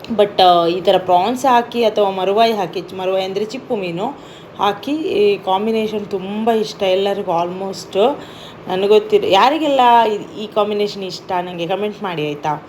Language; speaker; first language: Kannada; non-native, local second language; Tulu